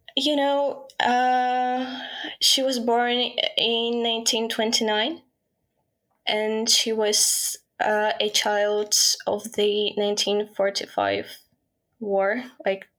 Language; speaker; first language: English; non-native, fluent; Ukrainian